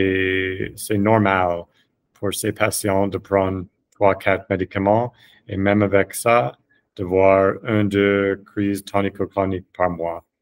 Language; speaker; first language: French; non-native, fluent; English